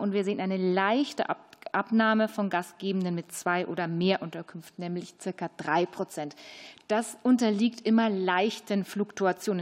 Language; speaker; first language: German; native; German